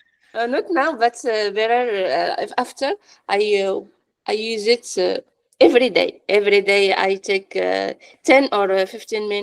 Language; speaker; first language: English; non-native, learner; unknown